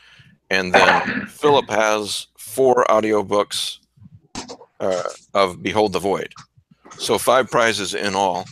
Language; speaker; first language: English; native; English